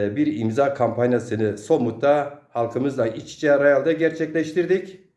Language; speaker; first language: Turkish; non-native, local second language; Zaza